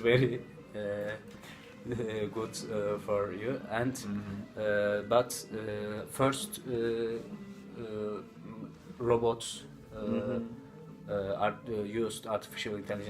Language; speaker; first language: English; non-native, learner; Turkish